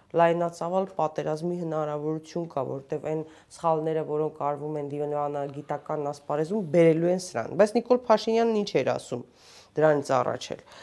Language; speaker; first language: Armenian; native; Armenian